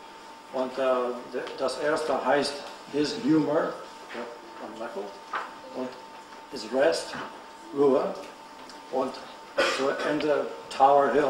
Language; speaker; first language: German; non-native, learner; English